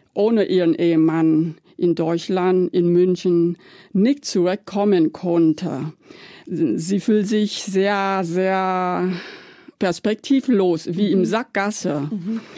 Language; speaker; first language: German; non-native, fluent; Vietnamese